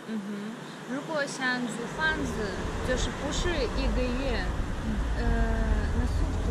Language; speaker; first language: Chinese; non-native, fluent; Russian